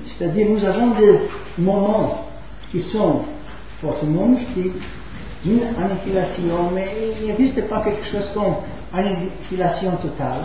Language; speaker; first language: French; non-native, fluent; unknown